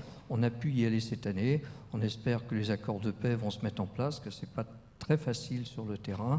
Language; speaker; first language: French; native; French